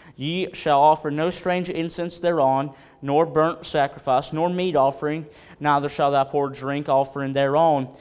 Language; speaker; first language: English; native; English